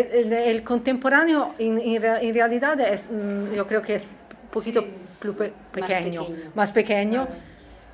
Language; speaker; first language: Spanish; non-native, learner; Italian